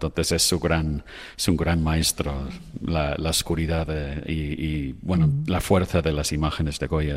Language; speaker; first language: Spanish; non-native, fluent; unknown